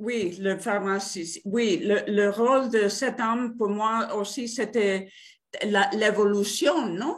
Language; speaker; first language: French; non-native, learner; Spanish